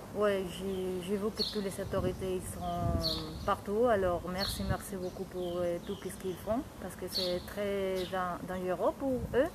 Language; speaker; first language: French; non-native, learner; Spanish